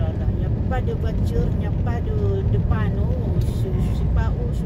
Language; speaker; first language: French; non-native, fluent; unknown